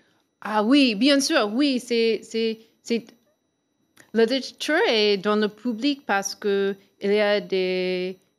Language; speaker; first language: French; non-native, learner; English